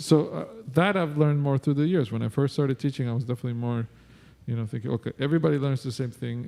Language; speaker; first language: English; non-native, fluent; Spanish